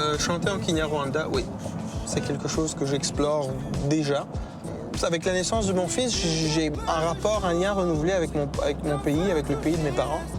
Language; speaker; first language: French; non-native, local second language; Kinyarwanda